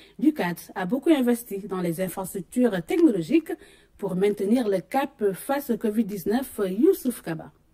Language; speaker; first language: French; non-native, local second language; Wolof